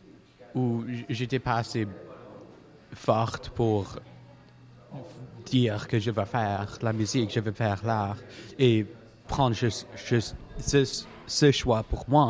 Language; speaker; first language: French; non-native, local second language; English